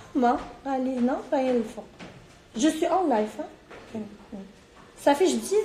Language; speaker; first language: French; non-native, local second language; Arabic